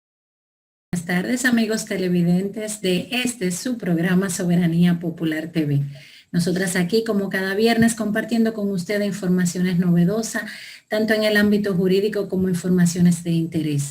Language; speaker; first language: Spanish; native; Spanish